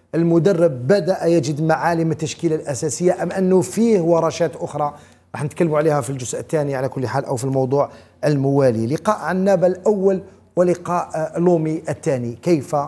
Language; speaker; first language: Arabic; native; Arabic